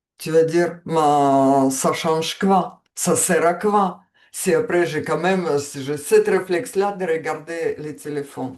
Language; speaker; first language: French; non-native, fluent; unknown